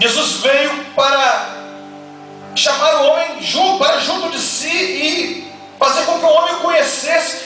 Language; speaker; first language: Portuguese; native; Portuguese